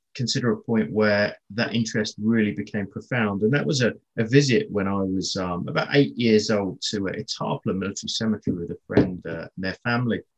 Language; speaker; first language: English; native; English